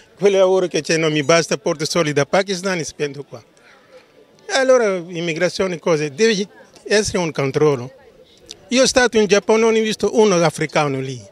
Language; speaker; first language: Italian; non-native, learner; Urdu